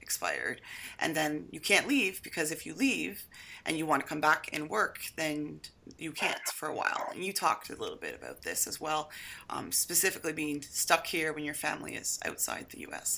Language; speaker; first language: English; native; English